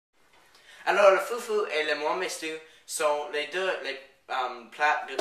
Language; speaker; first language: French; non-native, learner; English